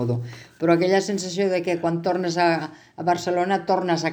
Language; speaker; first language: Catalan; native; Catalan